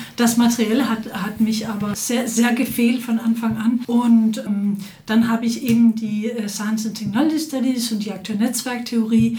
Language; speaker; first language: German; non-native, fluent; Danish